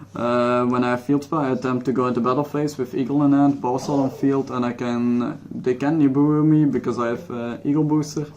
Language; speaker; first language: English; non-native, fluent; Dutch